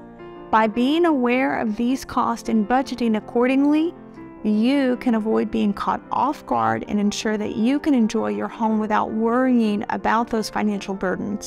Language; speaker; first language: English; native; English